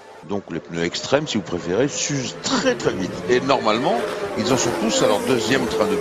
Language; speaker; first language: French; native; French